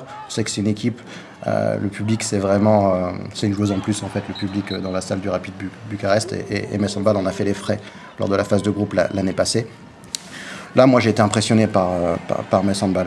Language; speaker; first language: French; native; French